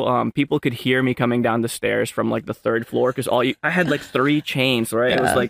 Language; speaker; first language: English; non-native, local second language; Filipino